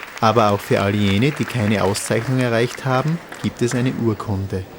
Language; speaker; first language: German; native; German